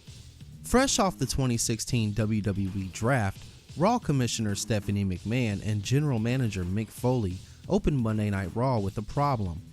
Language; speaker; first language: English; native; English